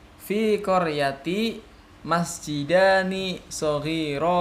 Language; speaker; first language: Arabic; non-native, learner; Indonesian